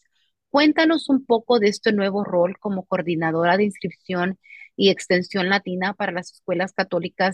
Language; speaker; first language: Spanish; native; Spanish